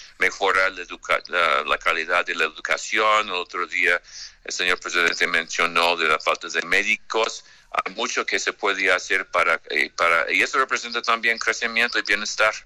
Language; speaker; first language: Spanish; non-native, fluent; English